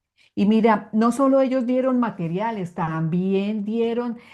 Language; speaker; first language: Spanish; native; Spanish